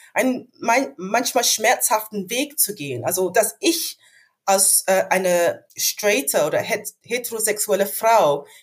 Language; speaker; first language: German; non-native, fluent; English